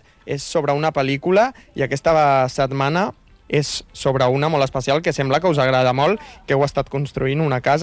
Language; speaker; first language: Catalan; native; Catalan